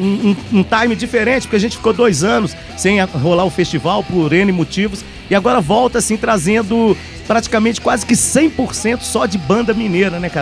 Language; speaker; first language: Portuguese; native; Portuguese